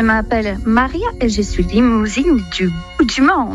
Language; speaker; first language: French; non-native, fluent; Polish